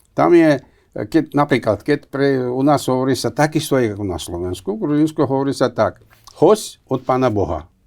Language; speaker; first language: Slovak; non-native, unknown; Georgian